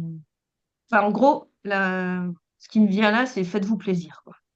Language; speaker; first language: French; native; French